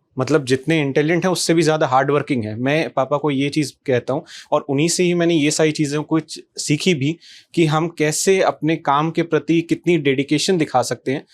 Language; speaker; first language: Hindi; native; Hindi